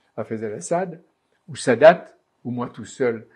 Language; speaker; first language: French; native; French